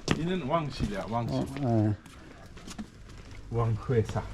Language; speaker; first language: Korean; non-native, learner; Uzbek